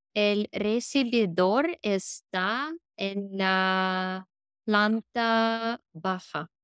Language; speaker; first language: Spanish; non-native, learner; English